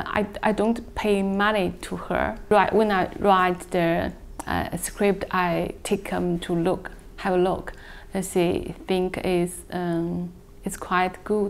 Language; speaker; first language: English; non-native, learner; Chinese